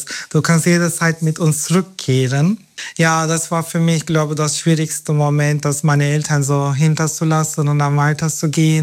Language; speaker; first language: German; non-native, fluent; Turkish